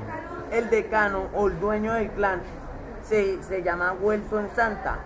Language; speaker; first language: Spanish; native; Spanish